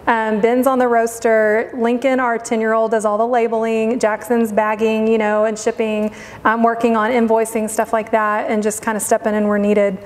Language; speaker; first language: English; native; English